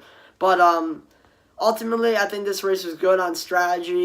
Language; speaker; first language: English; native; English